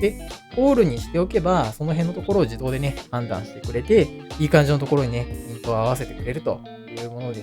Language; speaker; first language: Japanese; native; Japanese